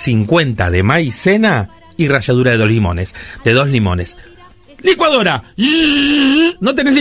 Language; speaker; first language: Spanish; native; Spanish